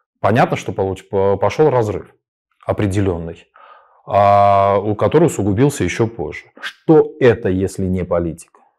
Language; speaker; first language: Russian; non-native, local second language; Armenian